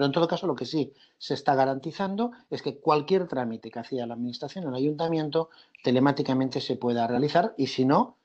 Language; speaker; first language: Spanish; native; Spanish